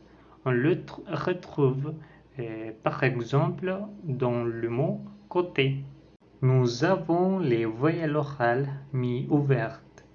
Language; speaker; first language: French; non-native, learner; Spanish